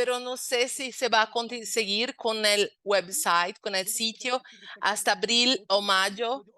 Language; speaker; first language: Spanish; non-native, fluent; Portuguese